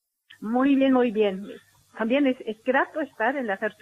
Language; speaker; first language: Spanish; non-native, fluent; Swedish